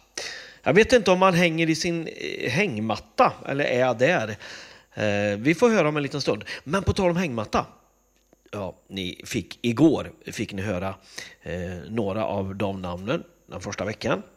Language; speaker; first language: Swedish; native; Swedish